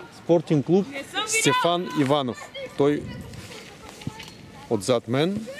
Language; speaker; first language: Bulgarian; non-native, learner; Russian